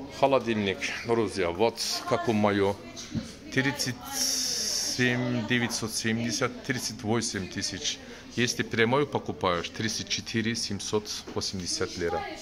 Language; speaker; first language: Russian; non-native, learner; Turkish